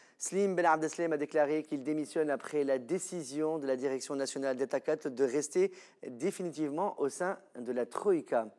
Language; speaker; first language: French; non-native, local second language; Arabic